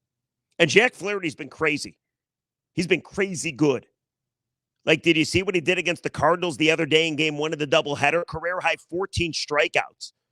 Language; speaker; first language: English; native; English